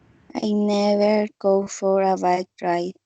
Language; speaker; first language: English; non-native, learner; Spanish